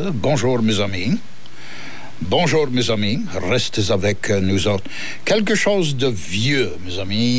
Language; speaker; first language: French; native; French